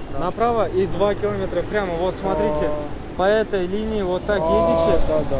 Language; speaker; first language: Russian; native; Russian